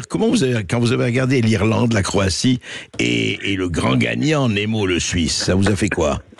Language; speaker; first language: French; native; French